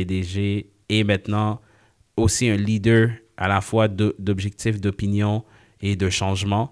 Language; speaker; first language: French; native; French